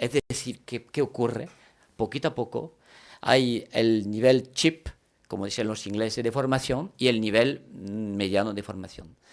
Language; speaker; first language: Spanish; early bilingual, heritage; French